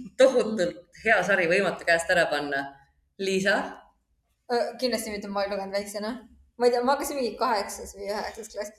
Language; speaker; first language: Estonian; non-native, local second language; Russian